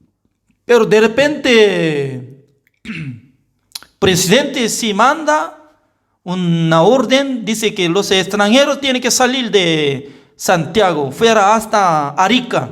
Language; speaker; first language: Spanish; non-native, fluent; Korean